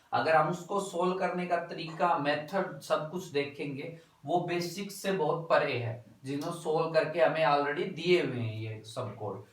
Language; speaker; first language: Hindi; native; Hindi